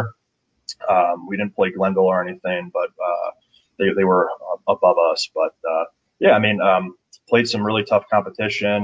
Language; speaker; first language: English; native; English